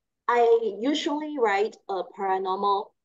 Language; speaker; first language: English; non-native, learner; Thai